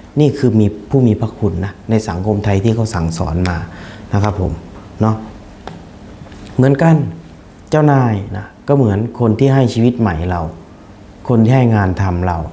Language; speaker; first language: Thai; non-native, fluent; Khmer